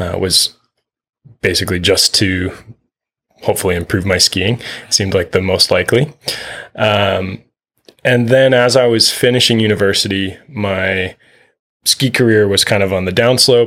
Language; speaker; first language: English; native; English